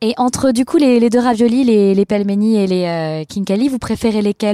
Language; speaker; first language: French; native; French